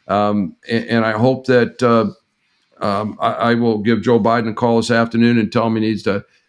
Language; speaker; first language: English; native; English